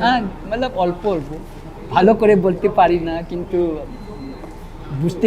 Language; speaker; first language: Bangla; non-native, local second language; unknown